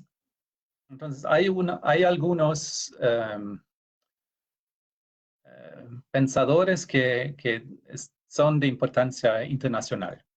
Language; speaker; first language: Spanish; non-native, fluent; Norwegian